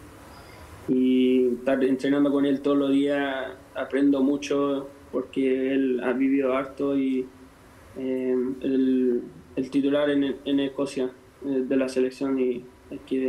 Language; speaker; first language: Spanish; native; Spanish